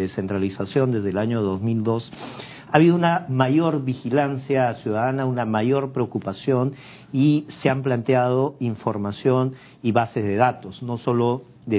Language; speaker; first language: Spanish; native; Spanish